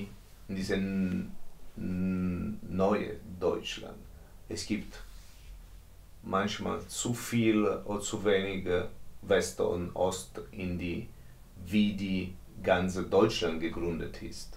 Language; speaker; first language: German; non-native, learner; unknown